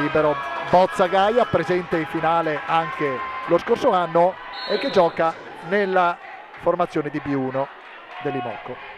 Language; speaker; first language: Italian; native; Italian